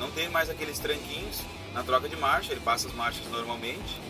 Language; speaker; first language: Portuguese; native; Portuguese